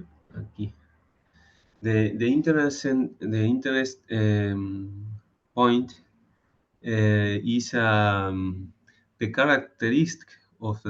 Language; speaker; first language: English; non-native, learner; Spanish